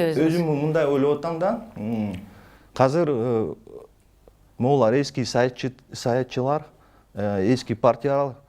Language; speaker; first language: Kyrgyz; non-native, local second language; Russian